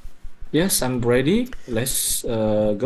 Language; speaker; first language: English; non-native, learner; Indonesian